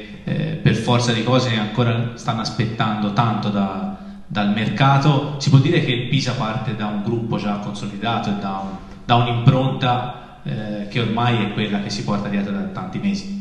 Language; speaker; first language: Italian; native; Italian